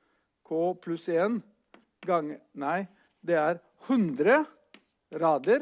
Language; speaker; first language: Norwegian; non-native, fluent; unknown